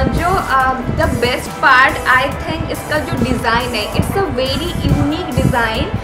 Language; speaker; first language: Hindi; non-native, local second language; Bangla